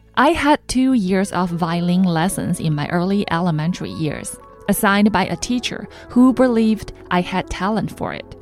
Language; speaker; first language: English; non-native, fluent; Chinese